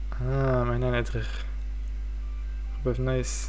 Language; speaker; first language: Welsh; non-native, fluent; English